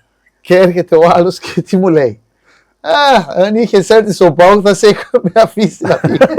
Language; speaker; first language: Greek; non-native, fluent; Portuguese